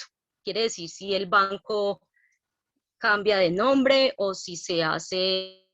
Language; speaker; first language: Spanish; native; Spanish